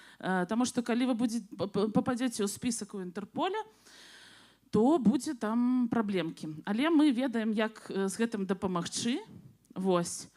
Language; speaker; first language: Belarusian; non-native, local second language; Russian